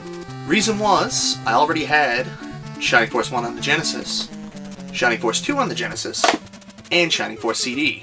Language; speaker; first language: English; native; English